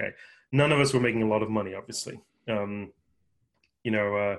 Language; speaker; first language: English; native; English